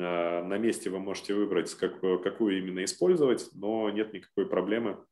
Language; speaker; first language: Russian; native; Russian